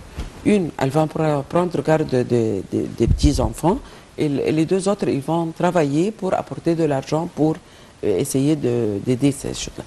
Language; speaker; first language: French; non-native, fluent; Arabic